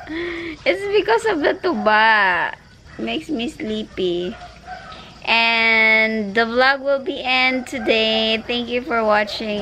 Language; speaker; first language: English; non-native, local second language; Cebuano